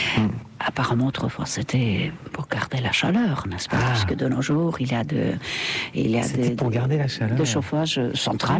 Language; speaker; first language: French; non-native, fluent; Estonian